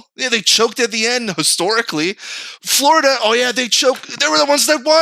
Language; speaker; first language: English; native; English